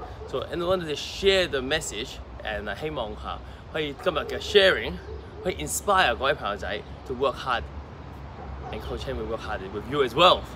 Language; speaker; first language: English; non-native, local second language; Cantonese